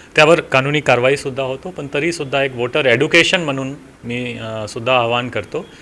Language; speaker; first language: Marathi; non-native, local second language; Hindi